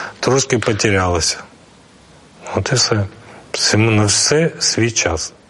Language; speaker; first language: Ukrainian; non-native, local second language; Russian